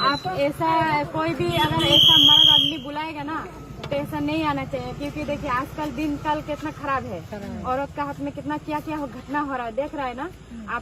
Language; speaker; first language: Hindi; non-native, local second language; Assamese